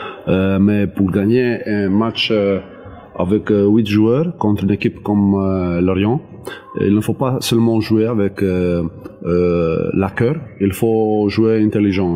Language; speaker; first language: French; non-native, learner; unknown